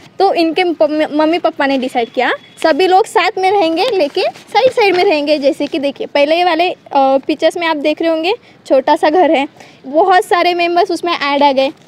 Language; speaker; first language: Hindi; non-native, local second language; Marathi